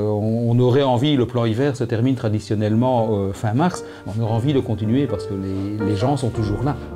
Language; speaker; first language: French; native; French